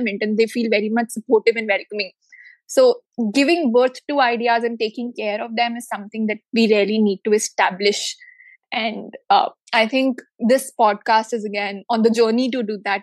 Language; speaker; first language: English; non-native, local second language; Hindi